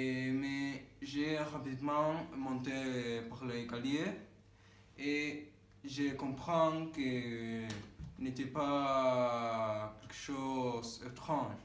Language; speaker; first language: French; non-native, learner; Spanish